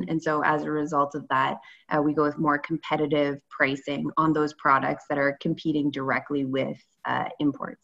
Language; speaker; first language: English; native; English